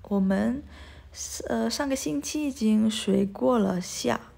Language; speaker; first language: Chinese; non-native, fluent; Indonesian